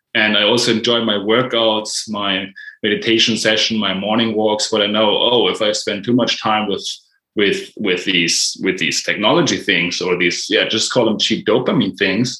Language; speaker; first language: English; non-native, fluent; German